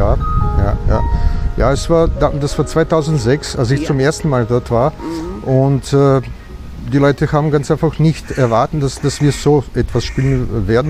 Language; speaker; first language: German; non-native, fluent; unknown